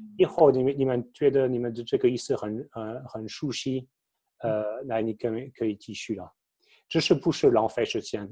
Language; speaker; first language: Chinese; non-native, fluent; French